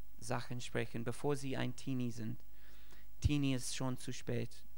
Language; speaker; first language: German; non-native, fluent; English